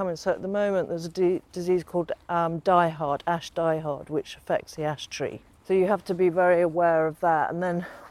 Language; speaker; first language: English; native; English